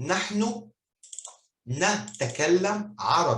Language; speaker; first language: Arabic; non-native, fluent; Portuguese